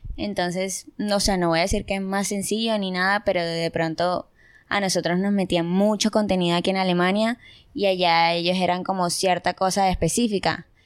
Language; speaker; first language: Spanish; native; Spanish